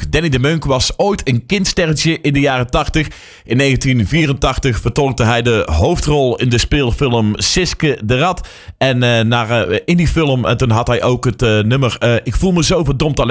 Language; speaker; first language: Dutch; native; Dutch